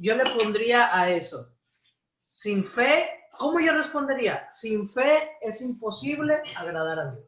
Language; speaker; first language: Spanish; native; Spanish